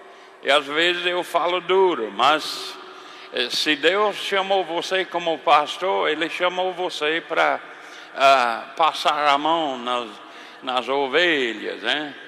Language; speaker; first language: Portuguese; non-native, fluent; English